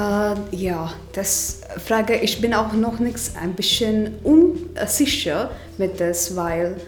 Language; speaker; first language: German; non-native, learner; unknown